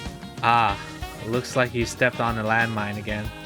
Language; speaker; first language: English; native; English